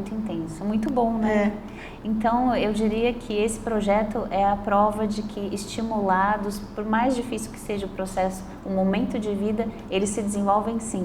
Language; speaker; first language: Portuguese; native; Portuguese